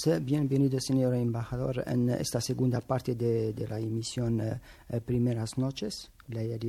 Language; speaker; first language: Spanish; non-native, fluent; Arabic